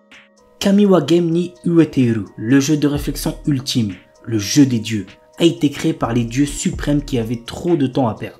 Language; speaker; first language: French; native; French